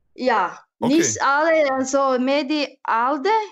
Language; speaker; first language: German; early bilingual, heritage; German